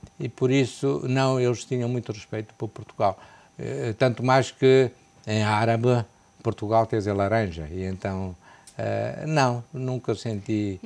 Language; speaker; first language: Portuguese; native; Portuguese